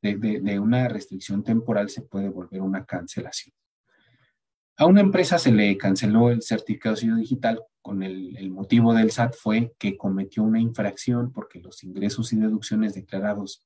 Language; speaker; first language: Spanish; native; Spanish